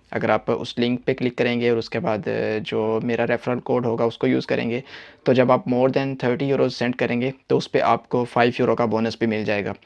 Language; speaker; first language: Hindi; non-native, local second language; Punjabi